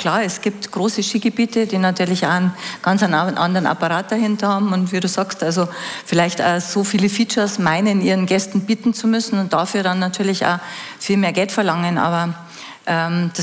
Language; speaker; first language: German; native; German